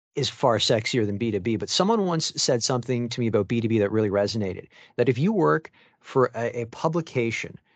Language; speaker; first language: English; native; English